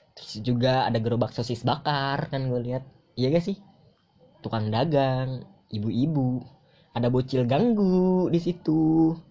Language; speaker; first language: Indonesian; native; Indonesian